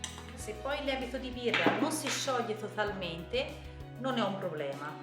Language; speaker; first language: Italian; native; Italian